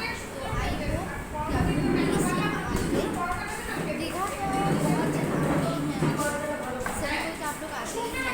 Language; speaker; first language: Hindi; native; Hindi